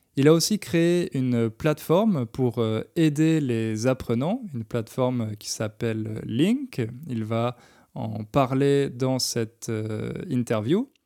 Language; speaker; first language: French; native; French